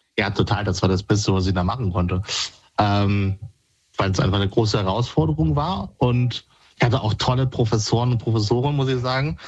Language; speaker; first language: German; native; German